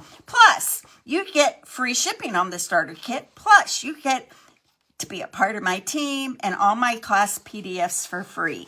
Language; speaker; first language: English; native; English